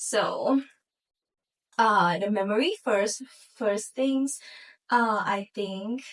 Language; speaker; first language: English; non-native, learner; Thai